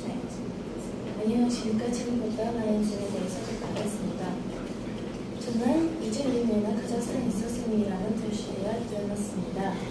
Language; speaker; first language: Korean; non-native, learner; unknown